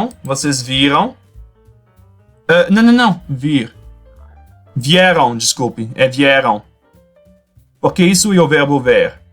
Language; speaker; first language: Portuguese; non-native, fluent; French